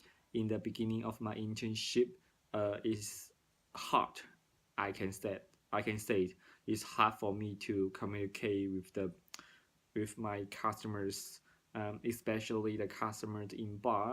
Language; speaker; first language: English; non-native, learner; Cantonese